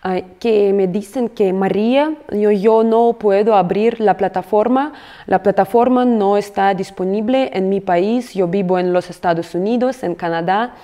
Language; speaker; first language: Spanish; non-native, fluent; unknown